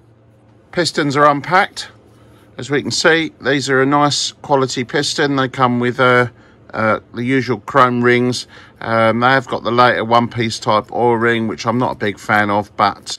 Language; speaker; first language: English; native; English